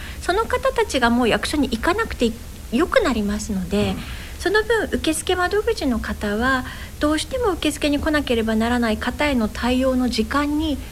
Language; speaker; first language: Japanese; native; Japanese